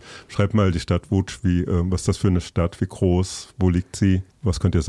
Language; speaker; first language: German; native; German